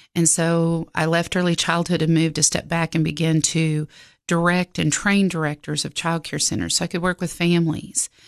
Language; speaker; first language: English; native; English